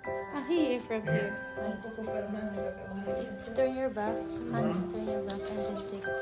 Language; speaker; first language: English; non-native, learner; Japanese